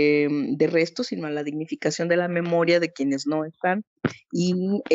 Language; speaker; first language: Spanish; native; Spanish